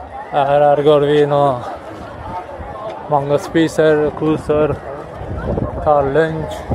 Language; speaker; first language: Swedish; non-native, learner; Turkish